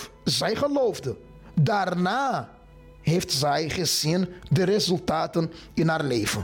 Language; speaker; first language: Dutch; non-native, fluent; Portuguese